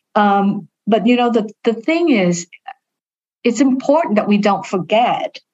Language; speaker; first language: English; early bilingual, other home language; Vietnamese